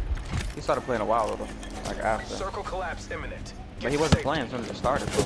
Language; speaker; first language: English; native; English